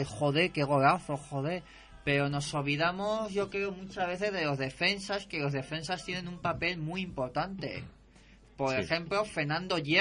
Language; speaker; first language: Spanish; native; Spanish